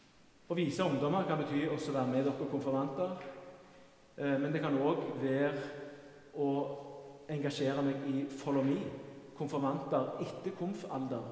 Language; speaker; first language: Norwegian; native; Norwegian